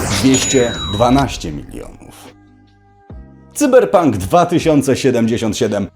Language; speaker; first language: Polish; native; Polish